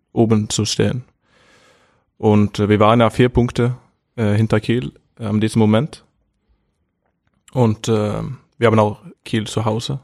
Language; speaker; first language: German; non-native, fluent; Norwegian